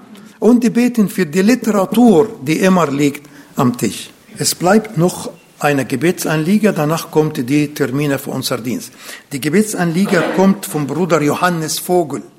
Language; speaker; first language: German; non-native, fluent; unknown